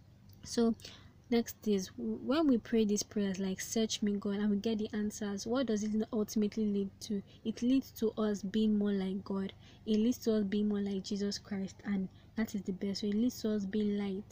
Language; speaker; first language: English; non-native, local second language; Yoruba